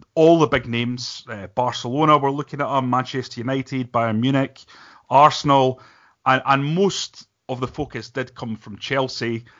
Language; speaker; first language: English; native; English